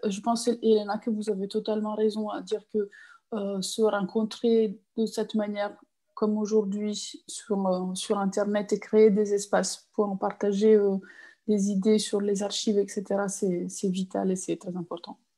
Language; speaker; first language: French; native; French